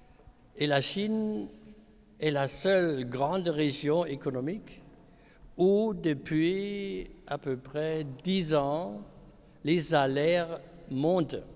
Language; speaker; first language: French; non-native, fluent; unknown